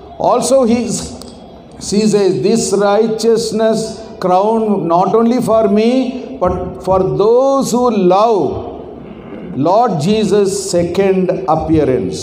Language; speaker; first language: English; non-native, local second language; Telugu